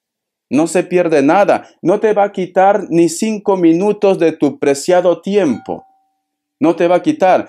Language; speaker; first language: Spanish; native; Spanish